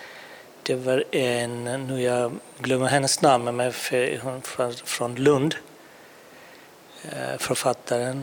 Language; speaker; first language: Swedish; non-native, fluent; Urdu